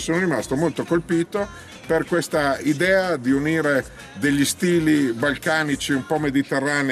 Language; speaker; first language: Italian; native; Italian